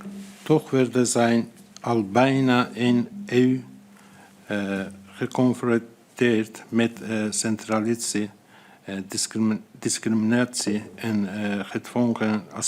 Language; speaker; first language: Dutch; non-native, fluent; Azerbaijani